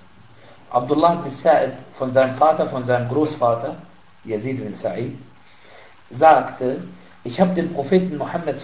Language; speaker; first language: German; non-native, fluent; Arabic